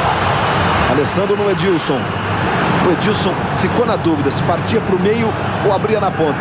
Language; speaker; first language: Portuguese; native; Portuguese